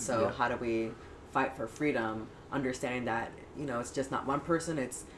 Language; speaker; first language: English; early bilingual, other home language; Spanish